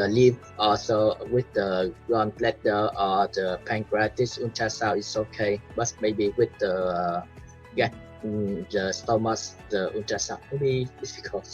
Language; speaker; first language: English; non-native, learner; Vietnamese